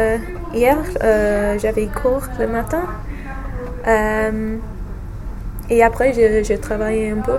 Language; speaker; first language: French; non-native, fluent; English